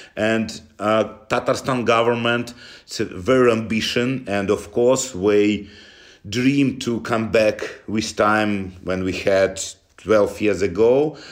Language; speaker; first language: English; non-native, learner; Russian